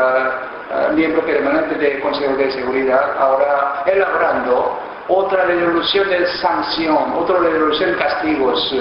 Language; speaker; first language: Spanish; non-native, fluent; Korean